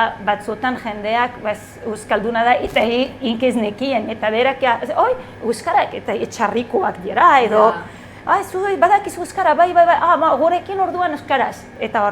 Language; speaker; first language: Basque; non-native, learner; Arabic